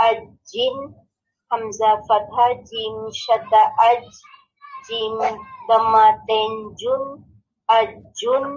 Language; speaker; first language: Arabic; non-native, learner; Bangla